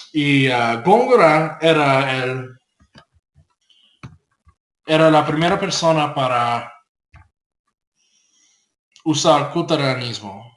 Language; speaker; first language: Spanish; non-native, learner; English